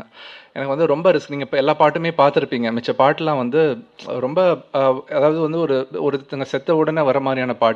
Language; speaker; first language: Tamil; native; Tamil